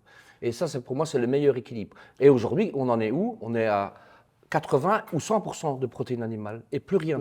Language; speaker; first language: French; native; French